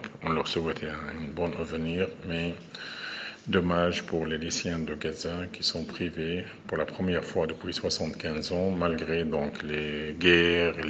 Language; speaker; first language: French; non-native, fluent; Arabic